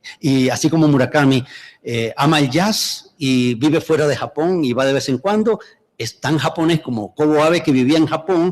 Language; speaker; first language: Spanish; native; Spanish